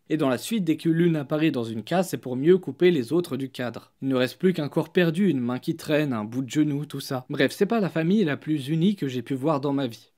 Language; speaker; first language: French; native; French